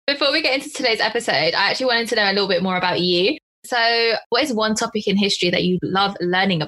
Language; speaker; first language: English; early bilingual, other home language; Punjabi